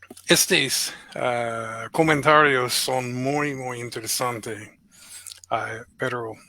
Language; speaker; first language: Spanish; non-native, fluent; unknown